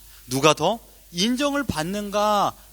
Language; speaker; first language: Korean; native; Korean